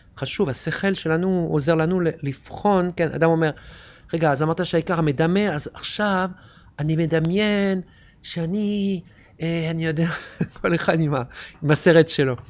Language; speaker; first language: Hebrew; non-native, fluent; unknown